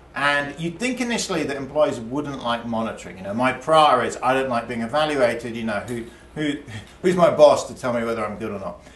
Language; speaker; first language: English; native; English